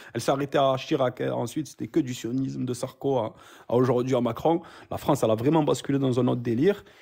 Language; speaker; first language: French; early bilingual, other home language; Arabic